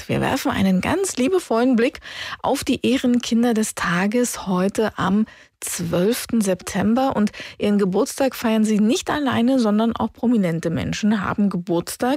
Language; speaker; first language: German; native; German